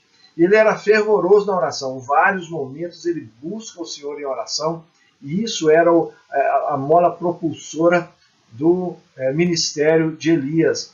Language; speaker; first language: Portuguese; native; Portuguese